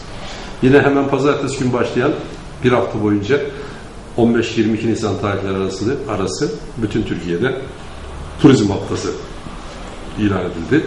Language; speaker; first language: Turkish; native; Turkish